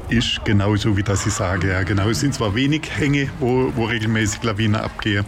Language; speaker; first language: German; native; German